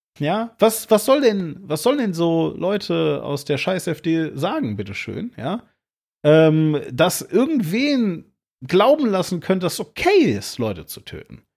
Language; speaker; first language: German; native; German